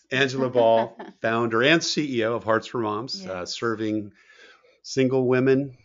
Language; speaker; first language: English; native; English